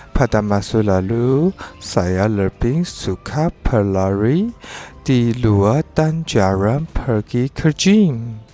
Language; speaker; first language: Malay; non-native, learner; Chinese